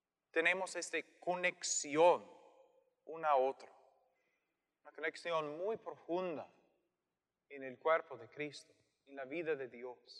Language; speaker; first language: Spanish; non-native, fluent; English